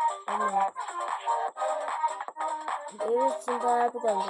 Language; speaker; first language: Turkish; non-native, learner; Azerbaijani